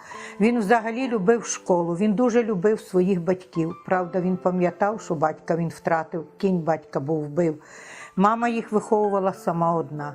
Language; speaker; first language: Ukrainian; native; Ukrainian